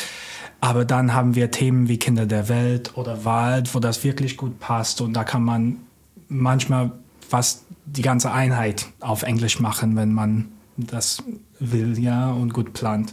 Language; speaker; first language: German; non-native, fluent; English